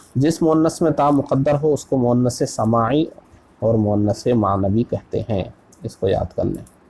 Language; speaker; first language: Urdu; native; Urdu